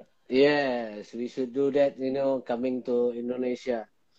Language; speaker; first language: English; non-native, local second language; Malay